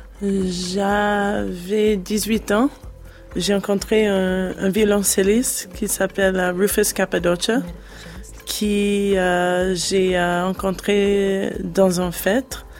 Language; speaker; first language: French; non-native, learner; English